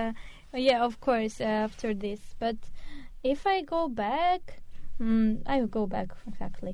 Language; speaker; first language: English; non-native, learner; Armenian